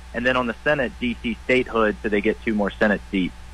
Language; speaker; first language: English; native; English